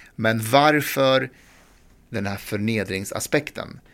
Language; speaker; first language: Swedish; early bilingual, other home language; Persian